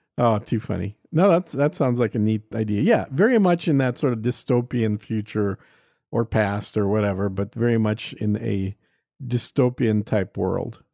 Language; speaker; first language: English; native; English